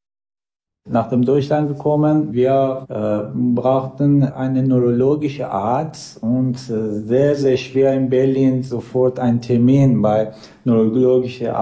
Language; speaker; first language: German; non-native, learner; Persian